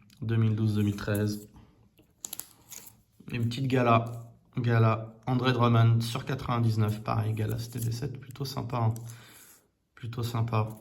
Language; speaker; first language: French; native; French